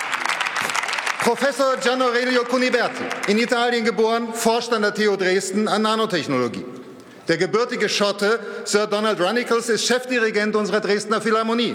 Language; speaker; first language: German; native; German